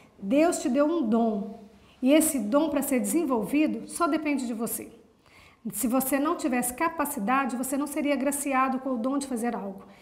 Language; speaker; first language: Portuguese; native; Portuguese